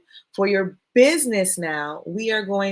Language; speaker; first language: English; native; English